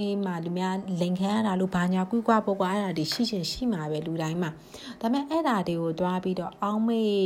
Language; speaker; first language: Burmese; non-native, local second language; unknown